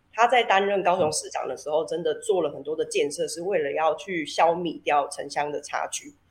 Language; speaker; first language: Chinese; native; Chinese